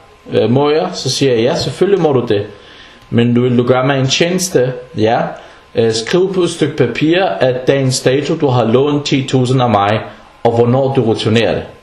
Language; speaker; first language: Danish; non-native, fluent; Arabic